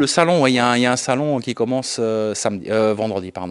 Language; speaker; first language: French; native; French